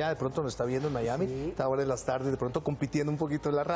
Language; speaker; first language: Spanish; native; Spanish